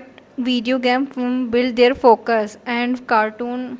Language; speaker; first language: English; non-native, learner; Hindi